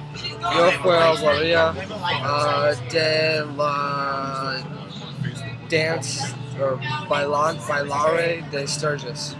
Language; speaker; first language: Spanish; non-native, learner; English